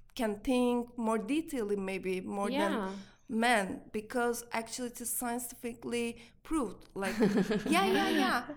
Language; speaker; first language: English; non-native, learner; Turkish